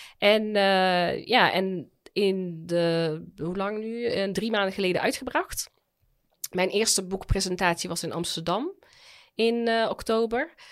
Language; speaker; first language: Dutch; early bilingual, other home language; Arabic